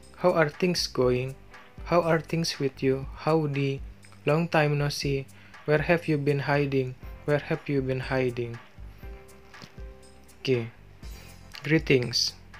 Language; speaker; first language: English; non-native, fluent; Indonesian